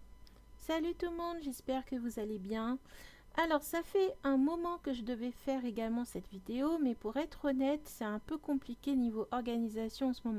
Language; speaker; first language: French; native; French